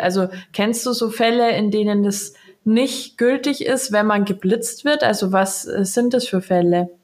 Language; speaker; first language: German; native; German